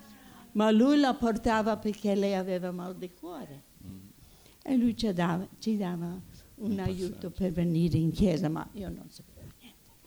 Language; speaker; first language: Italian; early bilingual, heritage; Italian